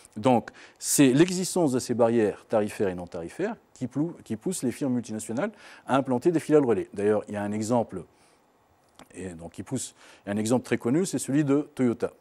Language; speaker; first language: French; non-native, local second language; Arabic